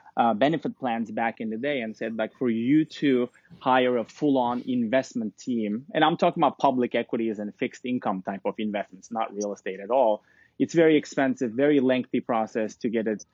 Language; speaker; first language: English; non-native, fluent; Turkish